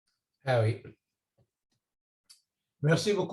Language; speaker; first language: French; early bilingual, heritage; Hebrew